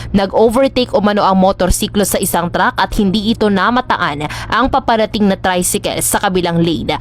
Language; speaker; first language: Filipino; non-native, local second language; Pangasinan